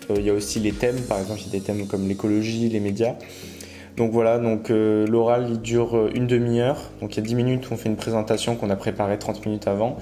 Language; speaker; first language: French; native; French